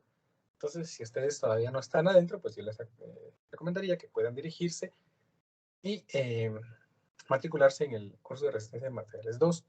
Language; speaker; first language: Spanish; native; Spanish